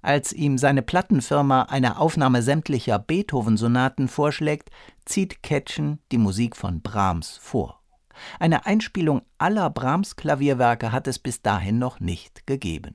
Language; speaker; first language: German; native; German